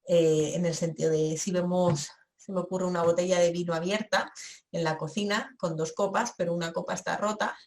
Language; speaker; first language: Spanish; native; Spanish